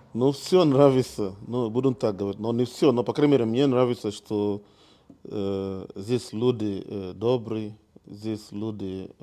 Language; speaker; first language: Russian; non-native, fluent; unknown